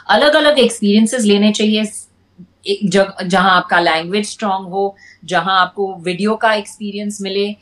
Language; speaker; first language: Hindi; non-native, local second language; English